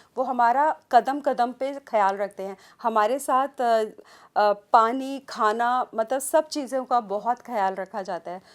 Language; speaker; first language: Hindi; native; Hindi